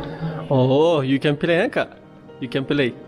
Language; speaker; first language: English; non-native, learner; Turkish